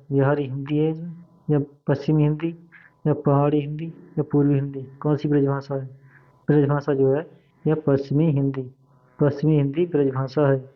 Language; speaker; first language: Hindi; native; Hindi